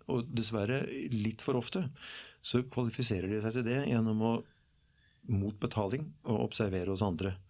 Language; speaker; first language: Norwegian; native; Norwegian